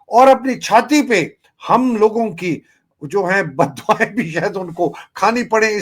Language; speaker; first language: Urdu; native; Urdu